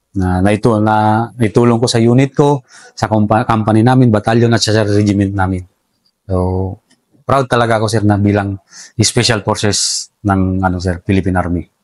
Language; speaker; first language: Filipino; non-native, local second language; Cebuano